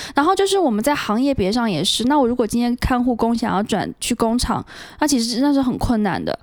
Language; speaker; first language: Chinese; native; Chinese